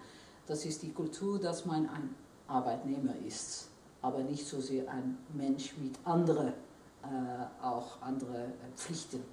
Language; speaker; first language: German; non-native, fluent; Dutch